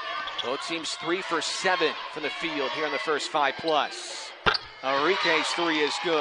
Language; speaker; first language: English; native; English